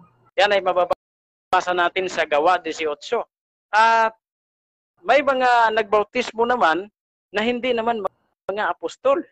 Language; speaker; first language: Filipino; native; Filipino